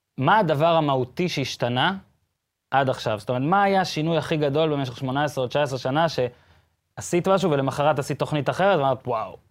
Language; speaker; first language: Hebrew; native; Hebrew